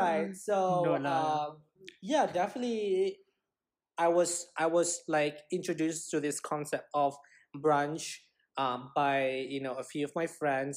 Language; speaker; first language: English; non-native, local second language; Malay